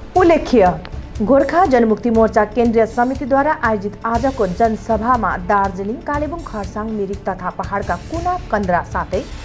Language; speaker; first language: Nepali; native; Nepali